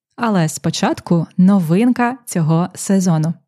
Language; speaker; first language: Ukrainian; native; Ukrainian